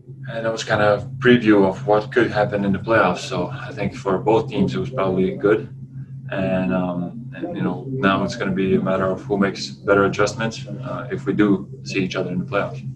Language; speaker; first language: English; non-native, fluent; Latvian